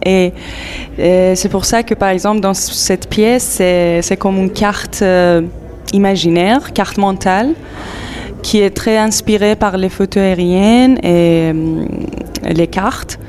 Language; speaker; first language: French; non-native, fluent; Persian